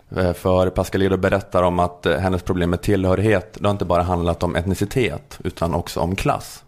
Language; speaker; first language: Swedish; native; Swedish